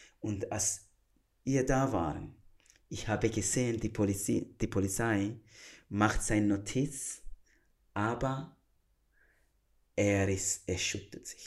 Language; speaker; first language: German; non-native, fluent; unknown